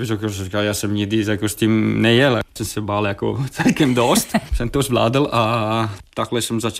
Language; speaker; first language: Czech; non-native, fluent; Italian